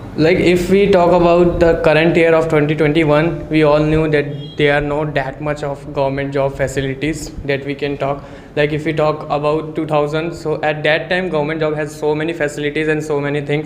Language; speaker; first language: English; non-native, local second language; Hindi